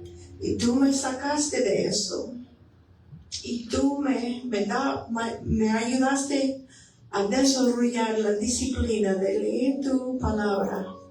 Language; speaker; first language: Spanish; non-native, fluent; English